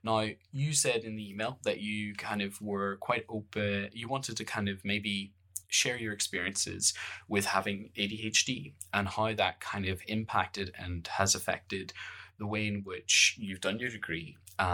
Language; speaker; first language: English; native; English